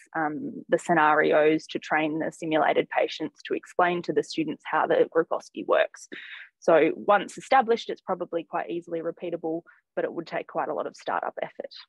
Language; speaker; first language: English; native; English